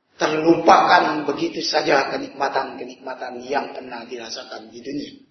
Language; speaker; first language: Indonesian; native; Indonesian